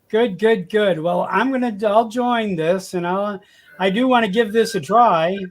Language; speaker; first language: English; native; English